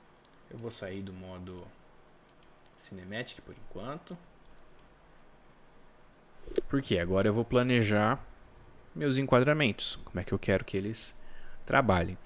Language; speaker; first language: Portuguese; native; Portuguese